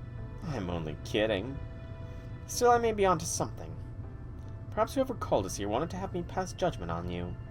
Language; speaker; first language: English; native; English